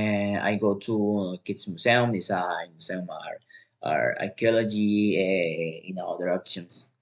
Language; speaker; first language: English; non-native, learner; Spanish